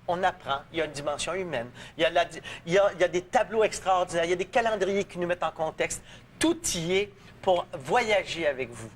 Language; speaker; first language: French; native; French